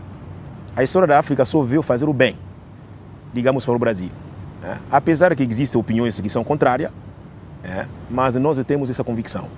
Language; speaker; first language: Portuguese; non-native, fluent; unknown